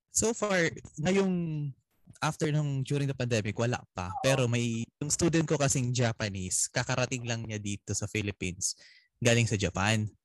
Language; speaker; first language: Filipino; non-native, local second language; Bikol